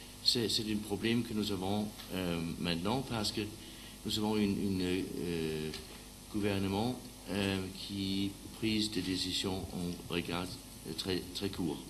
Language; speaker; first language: French; non-native, learner; Danish